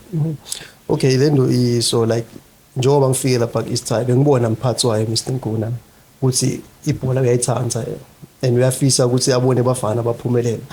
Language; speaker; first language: Zulu; non-native, local second language; Swati